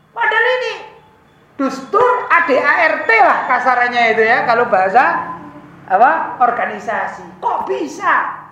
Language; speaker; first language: Indonesian; non-native, local second language; Javanese